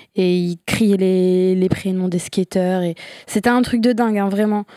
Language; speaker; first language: French; native; French